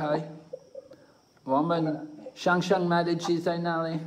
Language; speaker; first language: Chinese; non-native, fluent; English